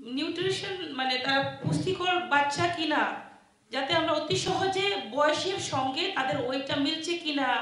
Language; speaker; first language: Bangla; non-native, local second language; Chakma